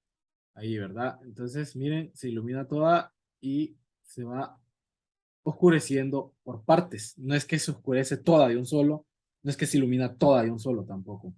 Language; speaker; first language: Spanish; native; Spanish